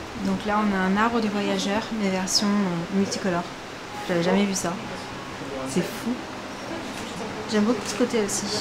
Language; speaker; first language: French; native; French